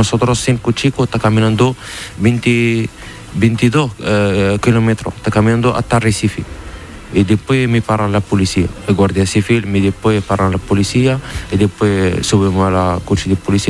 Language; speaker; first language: Spanish; non-native, learner; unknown